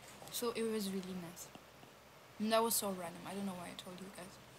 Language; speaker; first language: English; non-native, fluent; German